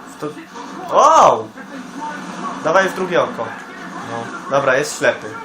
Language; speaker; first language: Polish; native; Polish